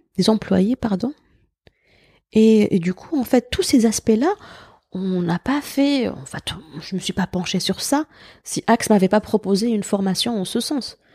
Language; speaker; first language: French; non-native, local second language; Berber languages